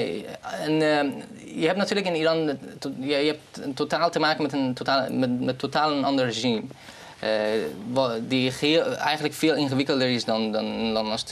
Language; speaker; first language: Dutch; non-native, fluent; Persian